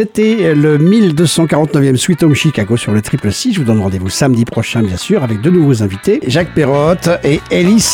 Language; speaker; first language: French; native; French